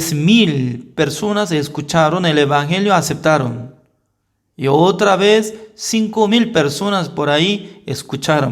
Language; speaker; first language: Spanish; non-native, fluent; Korean